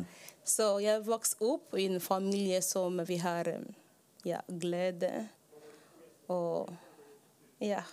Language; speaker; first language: Norwegian; non-native, learner; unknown